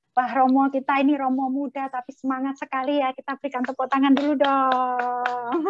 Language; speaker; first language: Indonesian; native; Indonesian